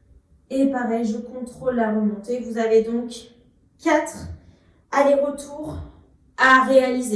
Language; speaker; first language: French; native; French